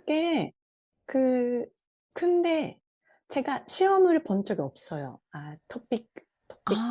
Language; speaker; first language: Korean; non-native, fluent; Japanese